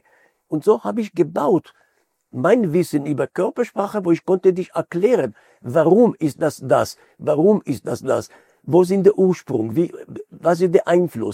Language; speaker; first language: German; non-native, fluent; Hebrew